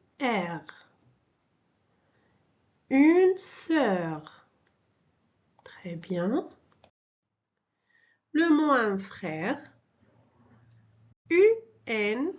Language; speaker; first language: French; non-native, local second language; Arabic